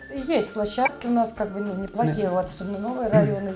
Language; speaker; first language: Russian; native; Russian